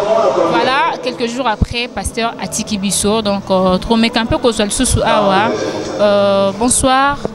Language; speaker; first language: French; non-native, local second language; Lingala